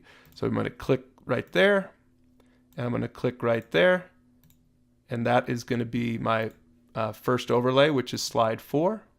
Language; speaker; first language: English; native; English